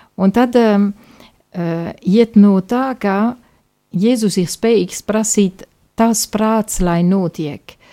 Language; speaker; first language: Latvian; non-native, fluent; Polish